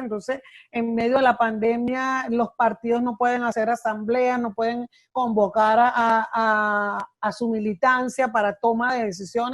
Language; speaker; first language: Spanish; native; Spanish